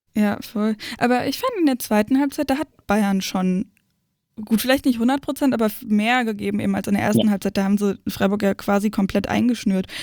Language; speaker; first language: German; native; German